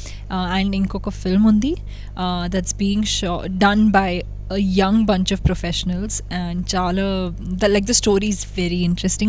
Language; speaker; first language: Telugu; non-native, local second language; Hindi